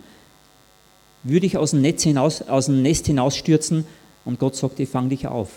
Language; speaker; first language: German; native; German